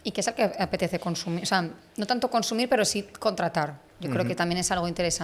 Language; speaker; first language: Spanish; native; Spanish